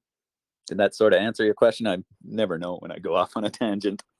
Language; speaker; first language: English; native; English